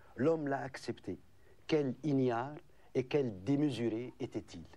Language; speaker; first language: French; non-native, local second language; Arabic